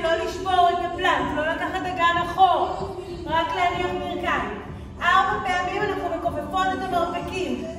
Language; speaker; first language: Hebrew; native; Hebrew